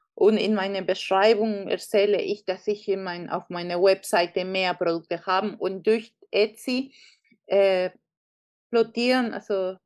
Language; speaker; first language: German; non-native, fluent; Spanish